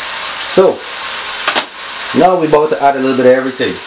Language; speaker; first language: English; native; English